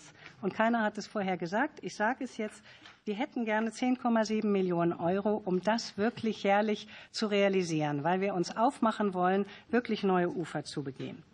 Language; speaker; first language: German; native; German